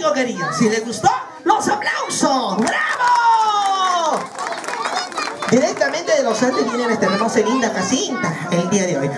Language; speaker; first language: Spanish; native; Spanish